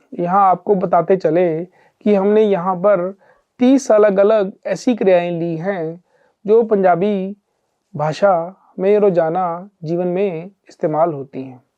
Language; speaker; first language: Hindi; non-native, local second language; Punjabi